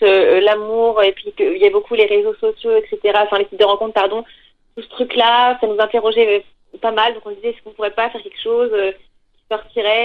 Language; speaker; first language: French; native; French